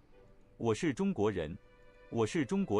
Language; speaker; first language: Chinese; non-native, learner; English